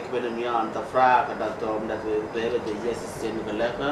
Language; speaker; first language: Dutch; non-native, learner; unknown